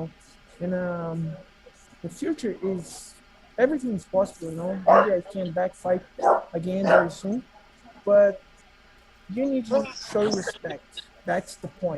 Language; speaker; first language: English; non-native, learner; Portuguese